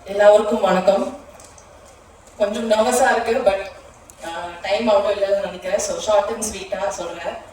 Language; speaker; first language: Tamil; non-native, local second language; Malayalam